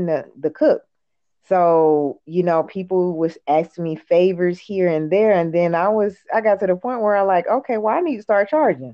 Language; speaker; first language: English; native; English